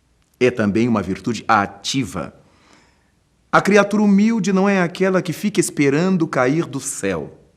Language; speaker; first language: Portuguese; native; Portuguese